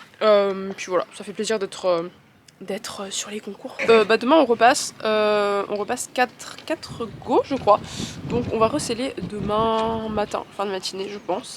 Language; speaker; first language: French; native; French